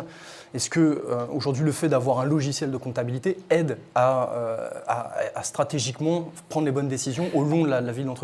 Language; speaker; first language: French; native; French